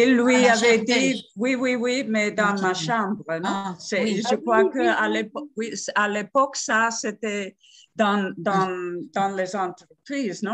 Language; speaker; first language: French; non-native, fluent; Spanish